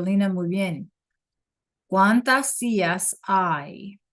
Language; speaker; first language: Spanish; non-native, fluent; English